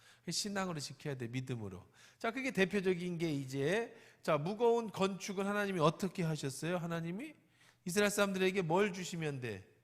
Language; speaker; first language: Korean; native; Korean